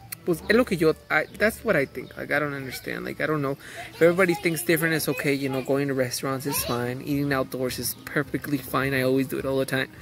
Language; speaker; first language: English; early bilingual, other home language; Spanish